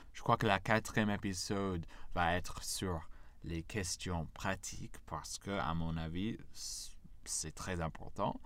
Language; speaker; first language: French; non-native, fluent; English